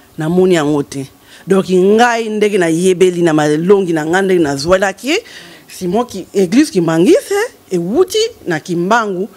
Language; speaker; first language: Lingala; non-native, local second language; Kongo